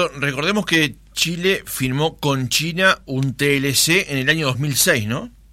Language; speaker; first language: Spanish; native; Spanish